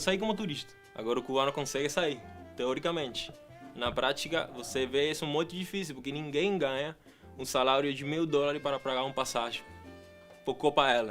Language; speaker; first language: Portuguese; non-native, fluent; Spanish